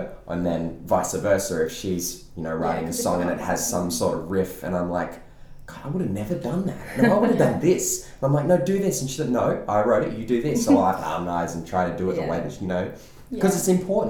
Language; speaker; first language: English; native; English